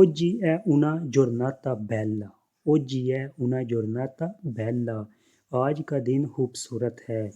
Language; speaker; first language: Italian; non-native, fluent; Punjabi